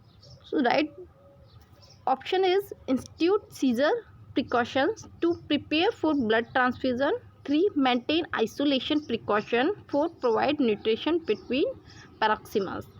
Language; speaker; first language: English; non-native, local second language; Hindi